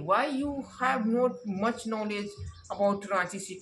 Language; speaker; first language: English; non-native, learner; Hindi